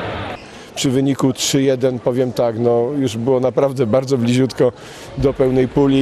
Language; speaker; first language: Polish; native; Polish